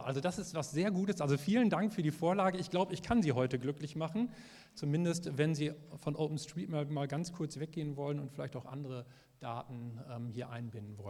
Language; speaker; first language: German; native; German